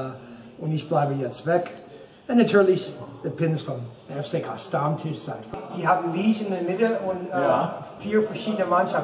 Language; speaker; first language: German; non-native, fluent; English